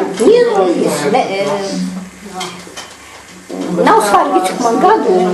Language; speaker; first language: Latvian; non-native, learner; Russian